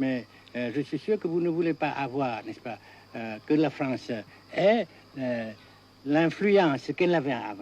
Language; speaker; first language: French; non-native, fluent; Vietnamese